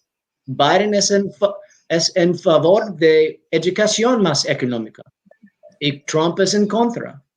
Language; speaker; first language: Spanish; non-native, learner; English